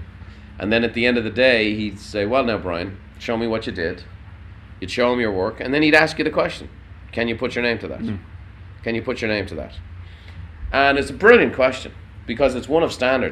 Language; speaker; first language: English; native; English